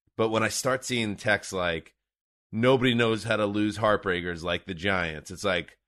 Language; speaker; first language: English; native; English